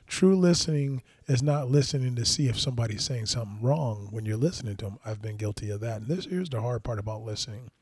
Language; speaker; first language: English; native; English